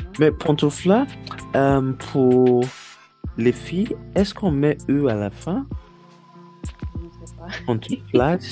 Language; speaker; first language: French; non-native, learner; Yoruba